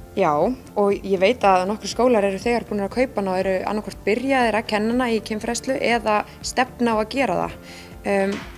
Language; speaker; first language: Icelandic; native; Icelandic